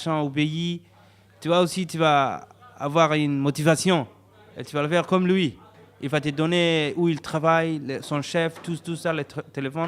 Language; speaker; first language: French; non-native, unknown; Somali